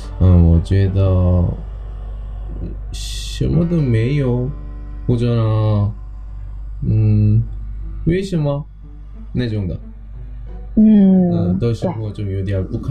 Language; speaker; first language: Chinese; non-native, learner; Korean